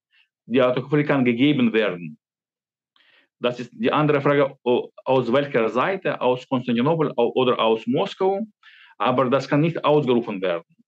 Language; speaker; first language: German; non-native, fluent; Ukrainian